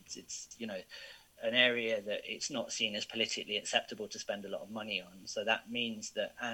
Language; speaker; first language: English; native; English